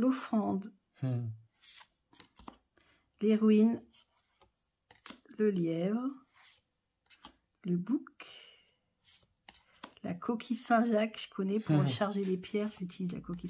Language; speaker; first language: French; native; French